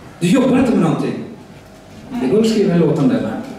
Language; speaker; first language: Swedish; native; Swedish